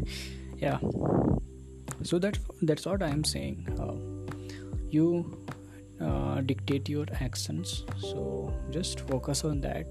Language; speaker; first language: English; non-native, local second language; Hindi